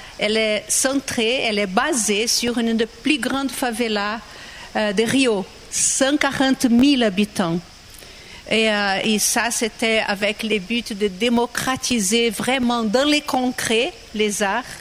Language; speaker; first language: French; non-native, fluent; Portuguese